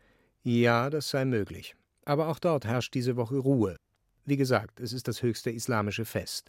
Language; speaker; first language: German; native; German